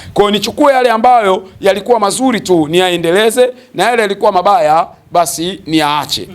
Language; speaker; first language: Swahili; native; Swahili